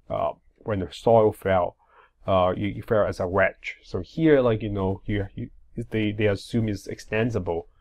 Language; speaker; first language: English; non-native, fluent; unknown